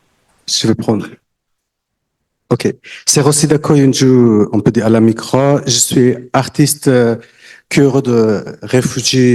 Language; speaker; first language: French; non-native, learner; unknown